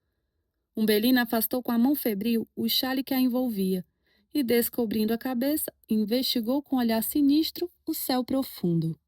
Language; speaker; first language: Portuguese; native; Portuguese